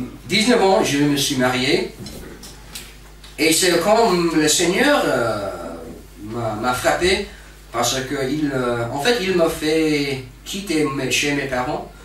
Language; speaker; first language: French; non-native, fluent; English